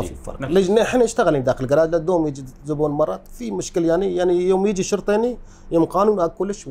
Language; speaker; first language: Arabic; non-native, learner; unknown